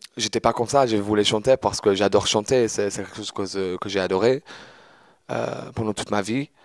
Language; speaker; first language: French; non-native, fluent; English